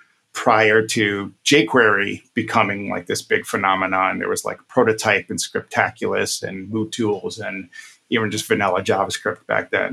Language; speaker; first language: English; native; English